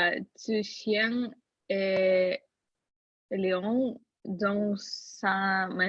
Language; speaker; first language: French; non-native, learner; Russian